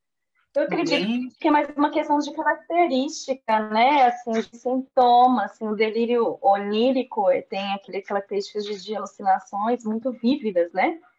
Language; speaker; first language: Portuguese; native; Portuguese